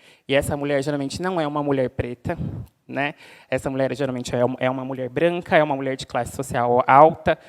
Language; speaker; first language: Portuguese; native; Portuguese